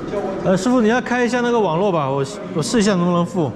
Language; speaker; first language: Chinese; native; Chinese